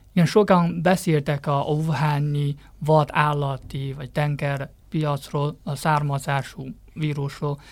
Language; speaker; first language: Hungarian; non-native, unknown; Chinese